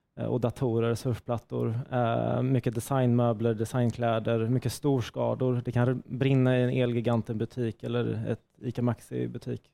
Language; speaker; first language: Swedish; native; Swedish